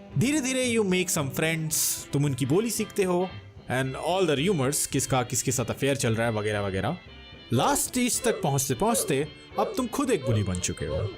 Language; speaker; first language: Hindi; non-native, local second language; Bangla